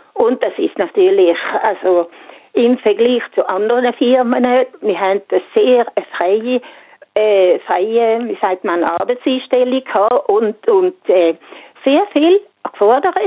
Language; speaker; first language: German; non-native, fluent; Swedish